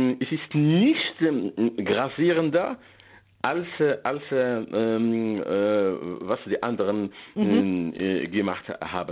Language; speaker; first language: German; non-native, learner; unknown